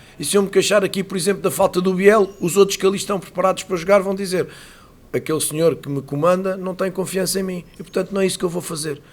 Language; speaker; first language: Portuguese; native; Portuguese